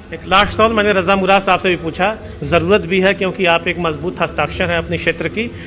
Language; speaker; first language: Hindi; native; Hindi